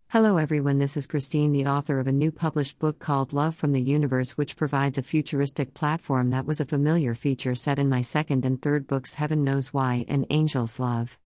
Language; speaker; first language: English; native; English